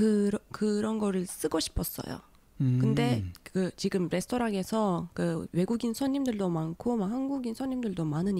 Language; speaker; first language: Korean; non-native, fluent; Turkish